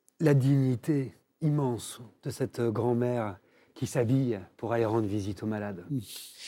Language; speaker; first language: French; native; French